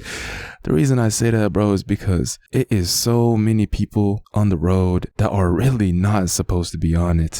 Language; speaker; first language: English; native; English